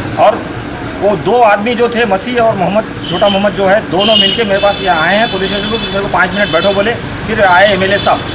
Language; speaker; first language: Urdu; native; Urdu